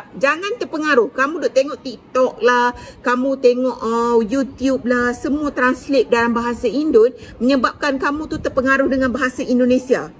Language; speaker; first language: Malay; native; Malay